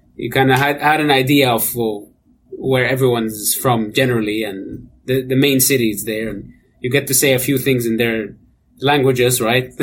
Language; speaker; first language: English; non-native, fluent; Arabic